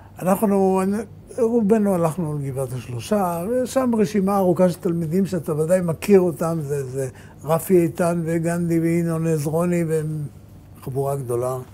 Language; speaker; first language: Hebrew; native; Hebrew